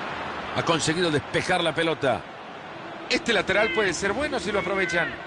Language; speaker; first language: Spanish; native; Spanish